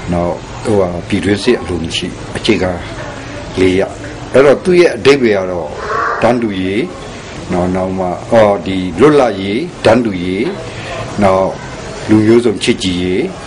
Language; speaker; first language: Burmese; non-native, local second language; S'gaw Karen